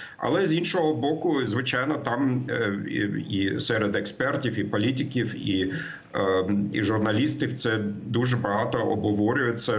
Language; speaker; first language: Ukrainian; non-native, fluent; German